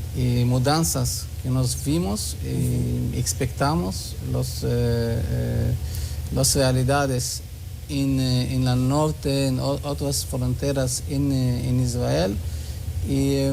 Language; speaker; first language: Spanish; non-native, learner; Hebrew